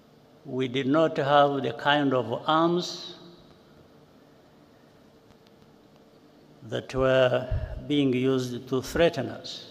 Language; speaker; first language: English; non-native, local second language; Kinyarwanda